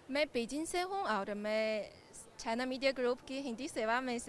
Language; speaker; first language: Hindi; non-native, fluent; Chinese